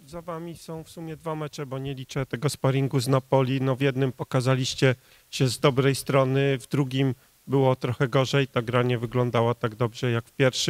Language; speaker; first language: Polish; native; Polish